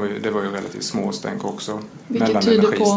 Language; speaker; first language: Swedish; native; Swedish